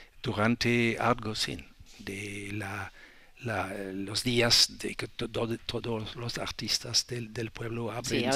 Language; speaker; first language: Spanish; non-native, learner; French